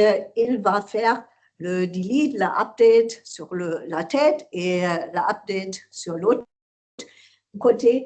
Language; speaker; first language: French; non-native, learner; German